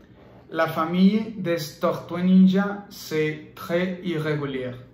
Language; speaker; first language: French; non-native, learner; Spanish